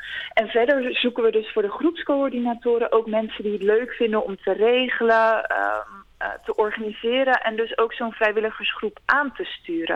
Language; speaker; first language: Dutch; native; Dutch